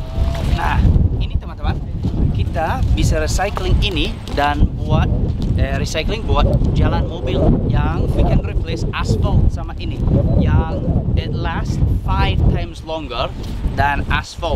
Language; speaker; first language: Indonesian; non-native, fluent; English